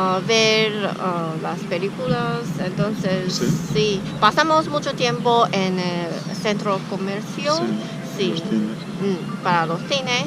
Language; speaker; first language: Spanish; non-native, learner; Chinese